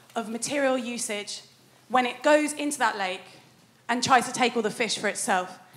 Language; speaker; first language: English; native; English